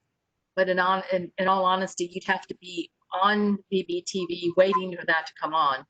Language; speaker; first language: English; native; English